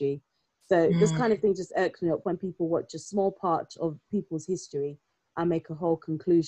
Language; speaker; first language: English; non-native, local second language; Yoruba